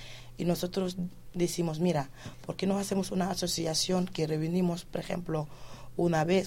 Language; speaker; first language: Spanish; non-native, fluent; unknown